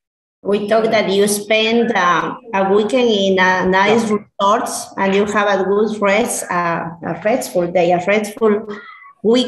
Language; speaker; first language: English; non-native, learner; Spanish